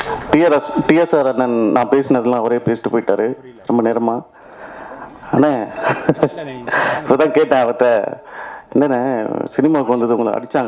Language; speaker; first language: Tamil; native; Tamil